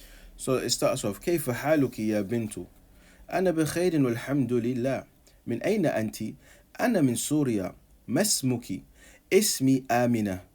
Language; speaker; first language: Arabic; non-native, fluent; English